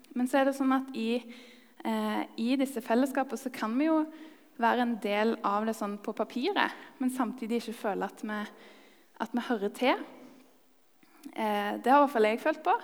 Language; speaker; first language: Norwegian; native; Norwegian